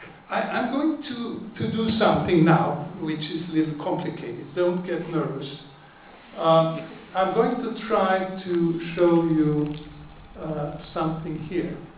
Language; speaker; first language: English; non-native, fluent; Swedish